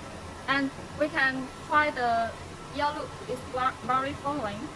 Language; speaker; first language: English; non-native, learner; Chinese